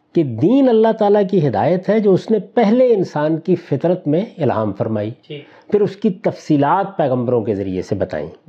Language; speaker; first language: Urdu; non-native, local second language; Punjabi